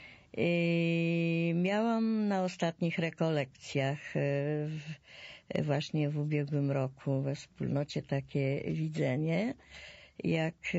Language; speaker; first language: Polish; native; Polish